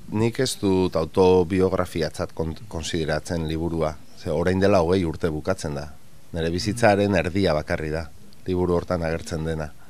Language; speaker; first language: Basque; non-native, local second language; Spanish